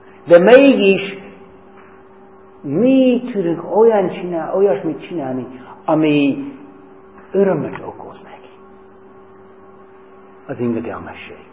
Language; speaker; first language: Hungarian; non-native, fluent; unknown